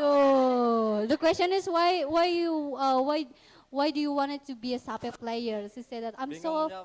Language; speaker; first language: English; non-native, fluent; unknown